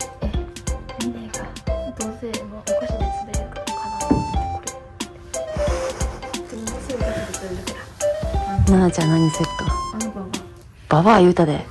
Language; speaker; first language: Japanese; native; Japanese